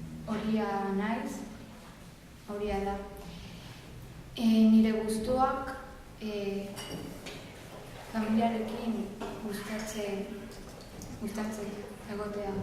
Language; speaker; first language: Basque; non-native, learner; Spanish